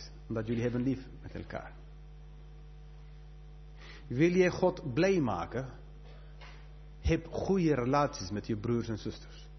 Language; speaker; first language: Dutch; non-native, fluent; English